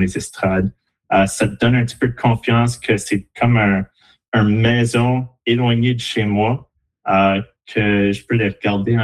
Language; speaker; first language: French; native; French